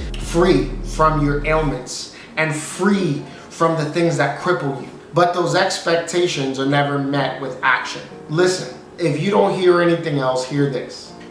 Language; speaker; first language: English; native; English